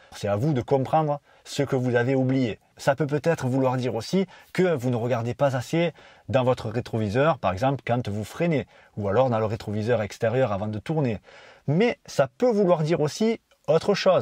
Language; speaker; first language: French; native; French